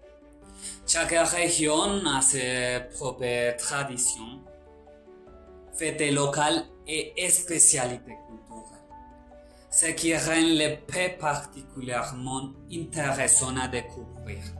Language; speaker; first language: French; non-native, learner; Spanish